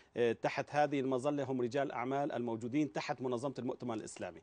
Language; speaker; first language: Arabic; native; Arabic